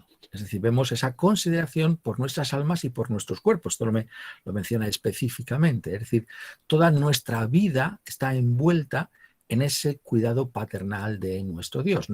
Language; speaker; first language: Spanish; native; Spanish